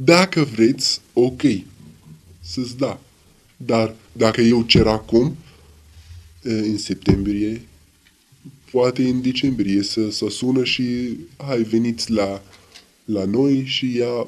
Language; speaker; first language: Romanian; non-native, learner; Arabic